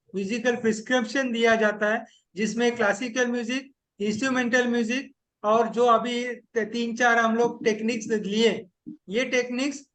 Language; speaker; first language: Hindi; non-native, local second language; Marathi